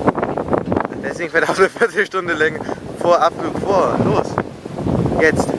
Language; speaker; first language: German; native; German